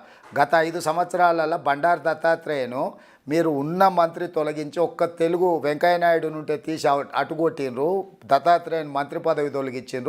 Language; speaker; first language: Telugu; native; Telugu